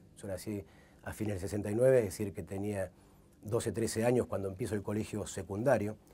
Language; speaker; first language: Spanish; native; Spanish